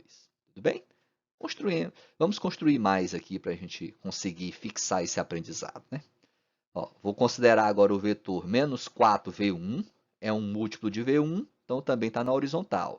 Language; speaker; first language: Portuguese; native; Portuguese